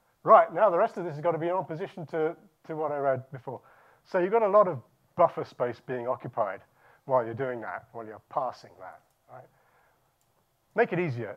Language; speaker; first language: English; native; English